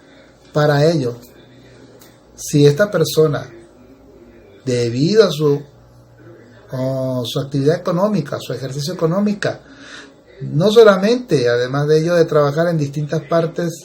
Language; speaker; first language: Spanish; native; Spanish